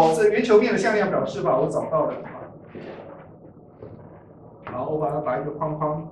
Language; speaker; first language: Chinese; native; Chinese